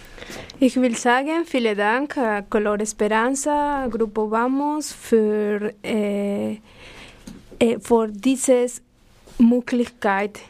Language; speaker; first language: German; non-native, learner; Spanish